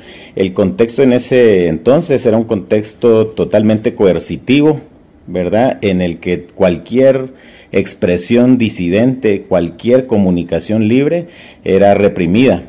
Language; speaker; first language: Spanish; native; Spanish